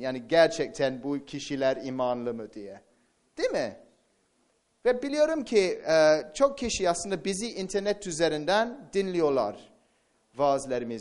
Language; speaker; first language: Turkish; non-native, fluent; English